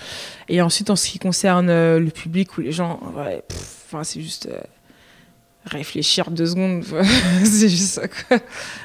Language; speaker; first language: French; native; French